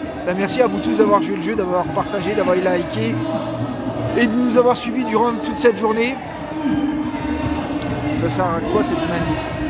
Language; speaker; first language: French; native; French